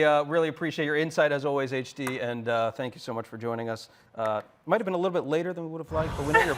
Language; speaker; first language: English; native; English